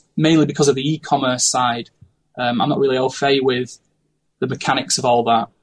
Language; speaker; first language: English; native; English